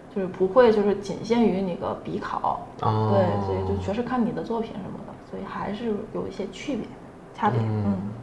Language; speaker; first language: Chinese; non-native, fluent; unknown